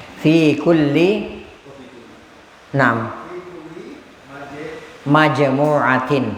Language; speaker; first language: Arabic; non-native, fluent; Indonesian